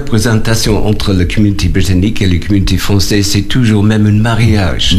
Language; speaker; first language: French; non-native, learner; English